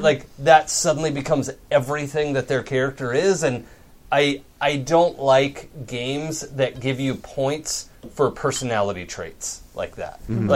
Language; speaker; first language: English; native; English